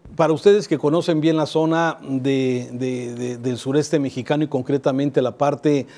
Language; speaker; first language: Spanish; native; Spanish